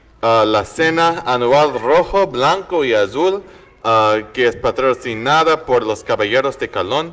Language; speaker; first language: Spanish; non-native, learner; English